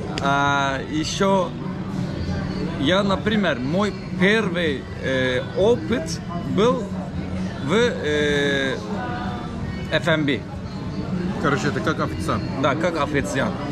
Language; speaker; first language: Russian; non-native, learner; Turkish